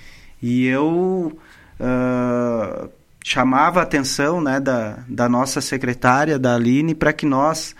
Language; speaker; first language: Portuguese; native; Portuguese